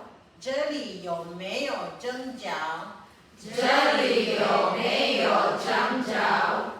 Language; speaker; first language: Chinese; non-native, fluent; Filipino